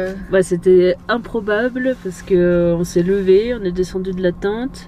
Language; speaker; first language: French; native; French